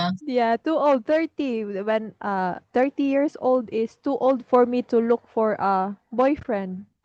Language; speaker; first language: English; non-native, fluent; Filipino